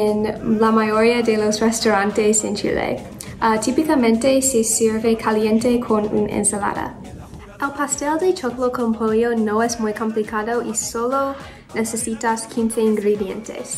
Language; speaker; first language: Spanish; non-native, learner; English